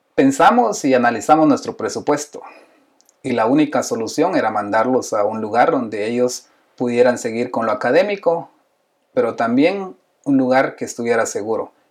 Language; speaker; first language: Spanish; native; Spanish